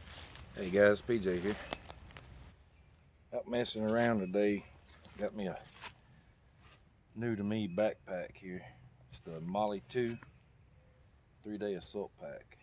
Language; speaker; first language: English; native; English